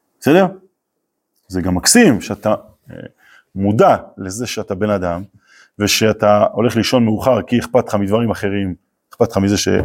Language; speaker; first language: Hebrew; native; Hebrew